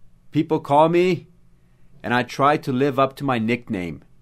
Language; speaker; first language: English; native; English